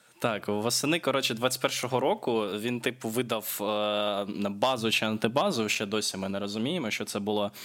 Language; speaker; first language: Ukrainian; non-native, local second language; Russian